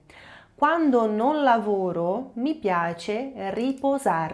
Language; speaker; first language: Italian; non-native, fluent; Portuguese